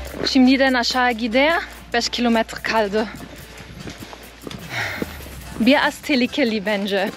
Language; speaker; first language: Turkish; non-native, learner; German